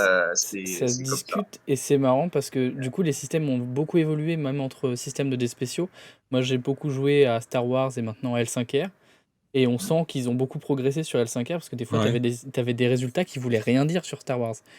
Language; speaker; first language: French; native; French